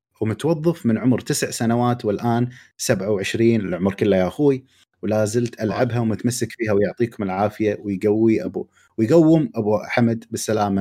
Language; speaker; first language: Arabic; native; Arabic